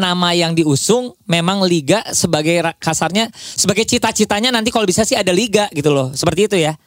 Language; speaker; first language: Indonesian; native; Indonesian